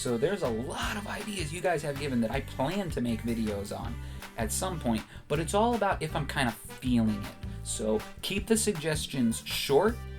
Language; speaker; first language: English; native; English